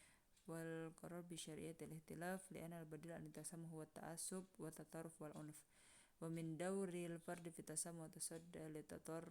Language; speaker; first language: Arabic; non-native, fluent; Indonesian